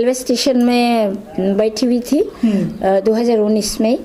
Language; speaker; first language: Hindi; non-native, local second language; Bangla